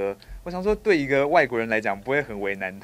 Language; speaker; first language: Chinese; native; Chinese